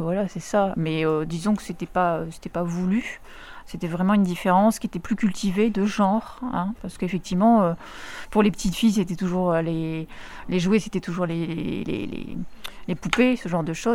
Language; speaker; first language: French; native; French